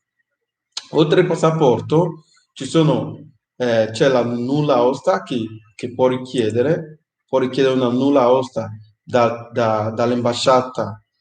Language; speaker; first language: Italian; non-native, fluent; English